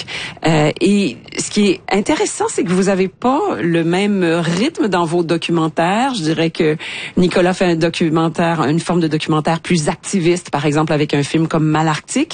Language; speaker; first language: French; native; French